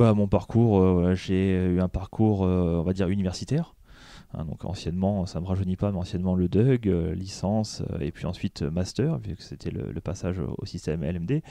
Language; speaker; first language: French; native; French